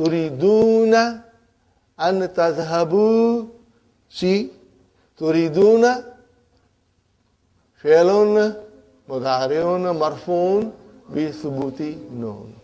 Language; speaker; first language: Arabic; non-native, fluent; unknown